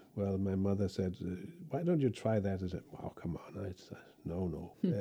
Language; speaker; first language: English; non-native, fluent; Danish